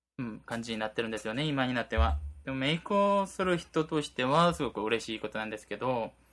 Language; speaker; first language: Japanese; non-native, fluent; Korean